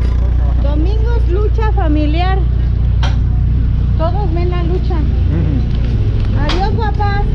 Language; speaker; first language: Spanish; native; Spanish